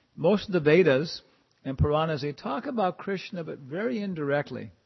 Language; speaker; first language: English; native; English